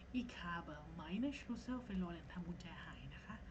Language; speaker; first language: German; non-native, fluent; Thai